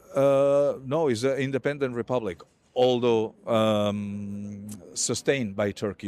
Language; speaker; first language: English; non-native, fluent; Catalan